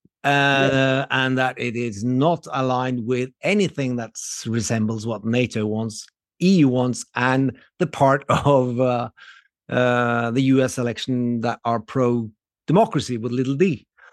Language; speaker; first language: English; non-native, fluent; Norwegian